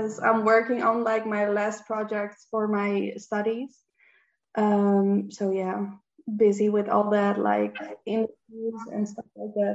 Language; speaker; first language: English; non-native, fluent; Dutch